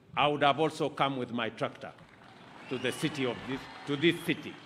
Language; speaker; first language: English; non-native, local second language; Kalenjin